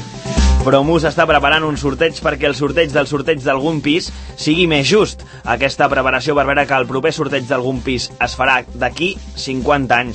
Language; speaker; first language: Catalan; native; Catalan